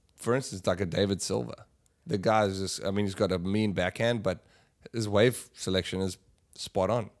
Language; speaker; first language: English; native; English